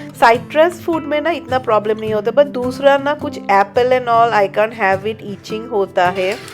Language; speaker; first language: Hindi; non-native, local second language; Bangla